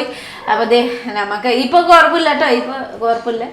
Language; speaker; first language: Malayalam; non-native, fluent; Nepali